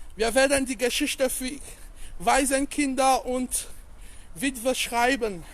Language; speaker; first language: German; non-native, learner; French